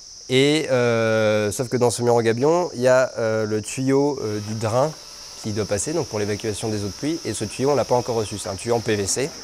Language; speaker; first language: French; native; French